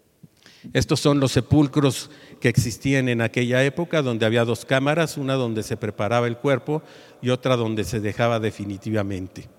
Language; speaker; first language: Spanish; native; Spanish